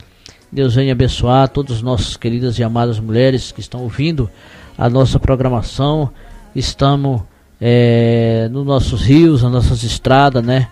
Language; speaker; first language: Portuguese; native; Portuguese